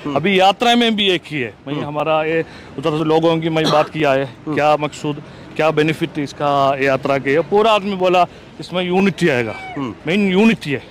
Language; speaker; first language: Hindi; non-native, local second language; Malayalam